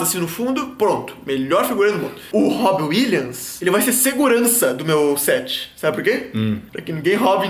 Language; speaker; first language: Portuguese; native; Portuguese